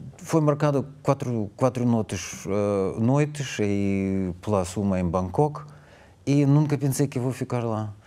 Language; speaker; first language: Portuguese; non-native, learner; Russian